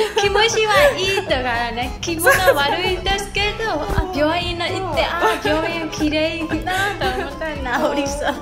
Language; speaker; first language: Japanese; non-native, learner; Burmese